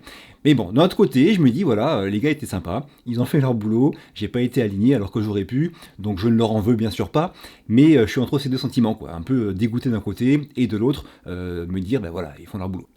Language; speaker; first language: French; native; French